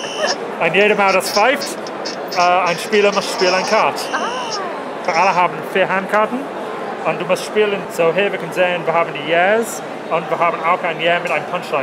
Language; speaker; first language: German; non-native, learner; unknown